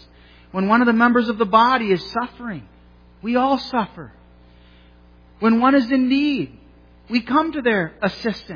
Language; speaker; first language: English; native; English